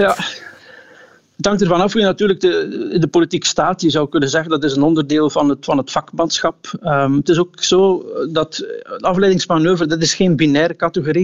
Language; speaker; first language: Dutch; native; Dutch